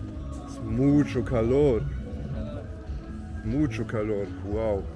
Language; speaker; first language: Spanish; non-native, learner; English